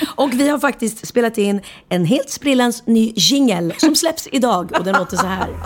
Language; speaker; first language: Swedish; native; Swedish